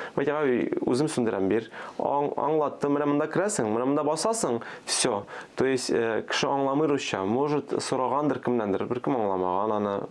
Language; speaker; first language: Tatar; early bilingual, other home language; Armenian